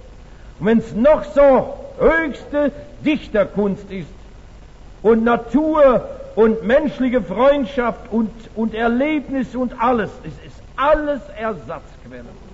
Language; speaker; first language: German; native; German